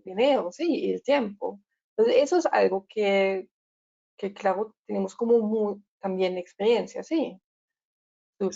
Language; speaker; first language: Spanish; non-native, learner; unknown